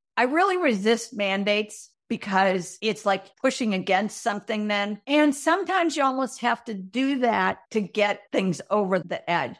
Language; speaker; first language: English; native; English